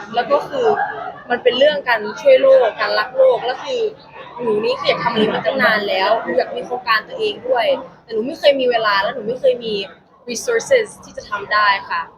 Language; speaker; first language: Thai; non-native, local second language; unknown